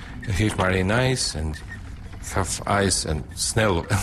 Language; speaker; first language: Dutch; non-native, learner; Bosnian